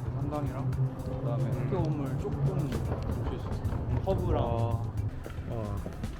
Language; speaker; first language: Korean; native; Korean